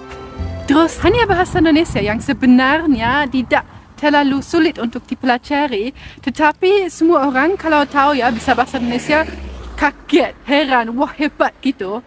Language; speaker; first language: Indonesian; non-native, fluent; German